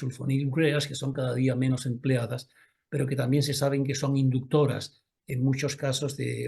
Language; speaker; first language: Spanish; native; Spanish